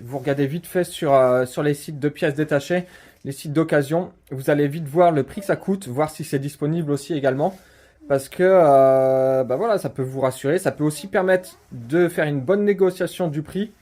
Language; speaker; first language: French; native; French